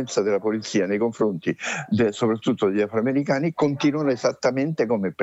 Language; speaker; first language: Italian; native; Italian